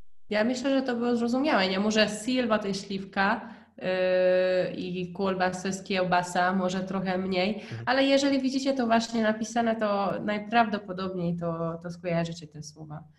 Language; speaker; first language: Polish; non-native, fluent; Hungarian